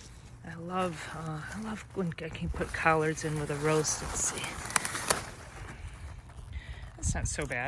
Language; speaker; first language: English; native; English